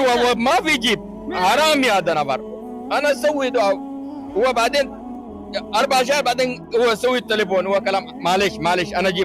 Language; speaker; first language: Arabic; non-native, learner; Bangla